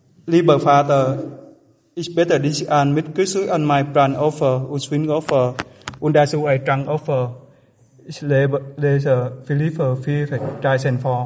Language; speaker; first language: German; non-native, learner; Vietnamese